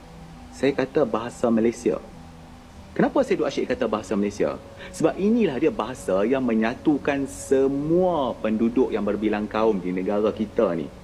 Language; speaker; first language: Malay; native; Malay